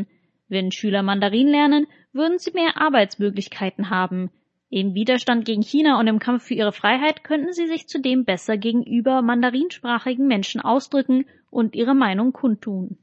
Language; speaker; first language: German; native; German